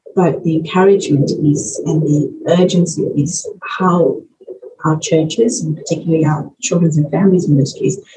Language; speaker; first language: English; native; English